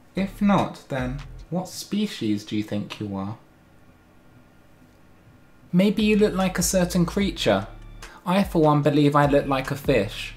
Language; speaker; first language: English; native; English